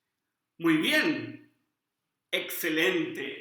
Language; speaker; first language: Spanish; non-native, fluent; Urdu